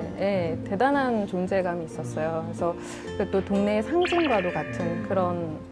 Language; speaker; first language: Korean; native; Korean